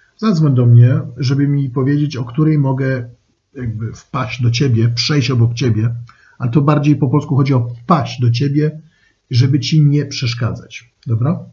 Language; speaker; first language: Polish; non-native, fluent; French